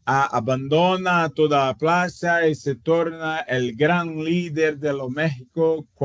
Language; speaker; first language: Spanish; non-native, fluent; Portuguese